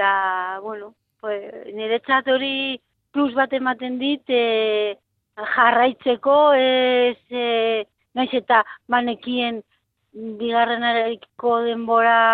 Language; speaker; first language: Basque; non-native, local second language; Spanish